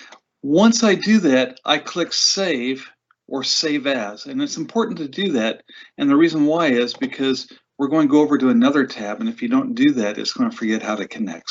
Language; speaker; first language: English; native; English